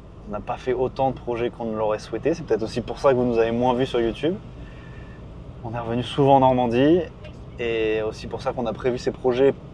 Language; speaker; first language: French; native; French